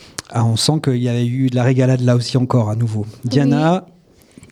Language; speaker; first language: French; native; French